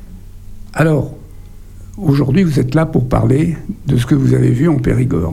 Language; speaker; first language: French; native; French